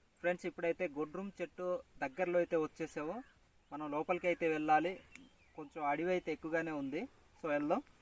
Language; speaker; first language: Telugu; non-native, local second language; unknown